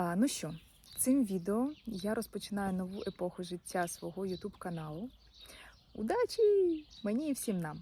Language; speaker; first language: Ukrainian; non-native, local second language; Russian